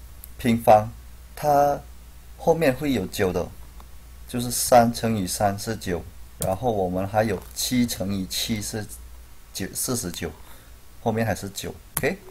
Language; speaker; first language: Chinese; non-native, fluent; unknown